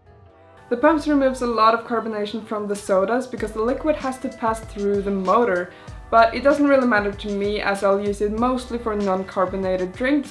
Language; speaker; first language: English; non-native, fluent; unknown